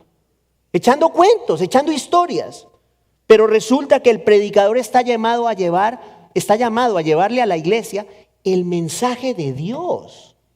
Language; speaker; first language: Spanish; native; Spanish